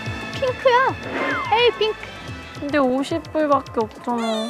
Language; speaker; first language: Korean; native; Korean